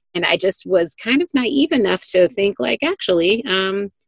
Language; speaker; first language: English; native; English